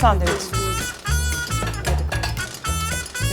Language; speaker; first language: English; non-native, fluent; Turkish